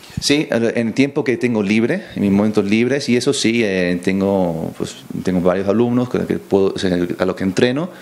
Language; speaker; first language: Spanish; early bilingual, other home language; English